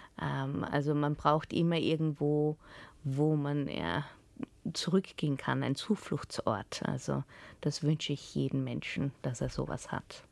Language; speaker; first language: German; early bilingual, heritage; German